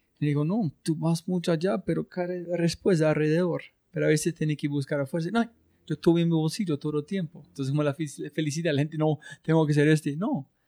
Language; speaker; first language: Spanish; non-native, learner; English